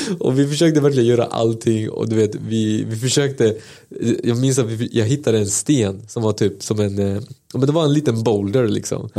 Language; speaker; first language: Swedish; early bilingual, other home language; Spanish